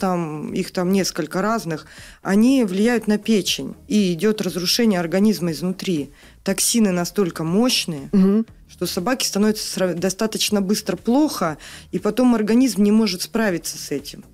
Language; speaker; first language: Russian; native; Russian